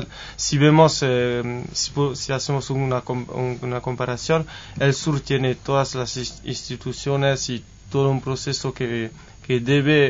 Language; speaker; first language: Spanish; non-native, fluent; French